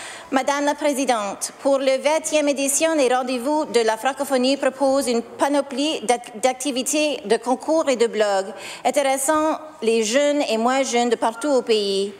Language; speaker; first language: French; early bilingual, heritage; French